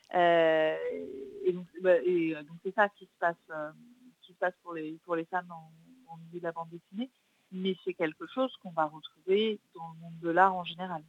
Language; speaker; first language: French; native; French